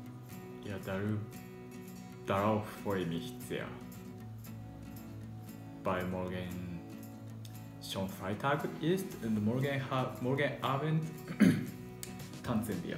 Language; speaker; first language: German; non-native, learner; Japanese